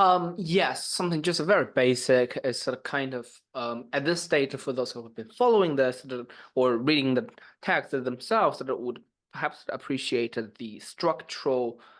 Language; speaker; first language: English; non-native, fluent; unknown